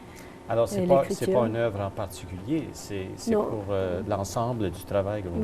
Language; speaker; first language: French; native; French